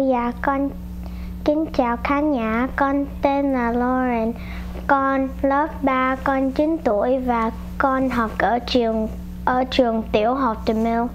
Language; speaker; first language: Vietnamese; early bilingual, heritage; Vietnamese